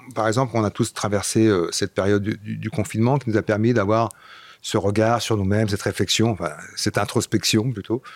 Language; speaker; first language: French; non-native, fluent; Dutch